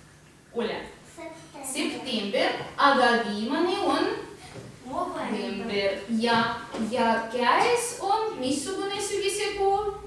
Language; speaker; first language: Estonian; non-native, local second language; Russian